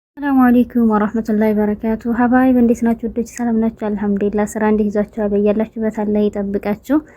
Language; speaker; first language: Amharic; native; Amharic